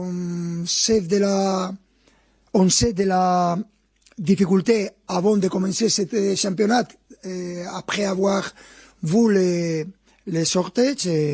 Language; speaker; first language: French; non-native, fluent; Spanish